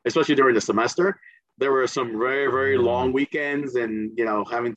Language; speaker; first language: English; early bilingual, other home language; Spanish